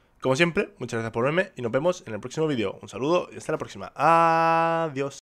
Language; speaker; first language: Spanish; native; Spanish